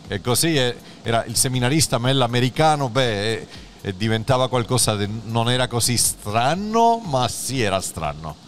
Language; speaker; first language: Italian; non-native, fluent; Spanish